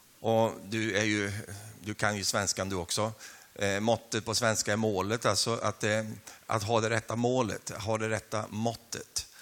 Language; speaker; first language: Swedish; native; Swedish